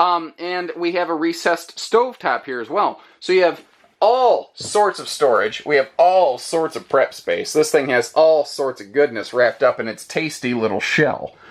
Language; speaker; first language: English; native; English